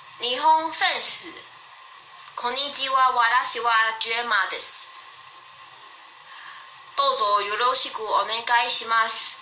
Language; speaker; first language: Japanese; non-native, learner; Chinese